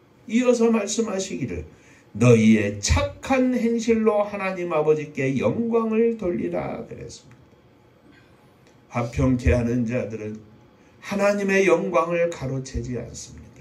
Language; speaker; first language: Korean; native; Korean